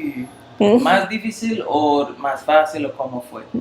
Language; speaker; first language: Spanish; non-native, learner; English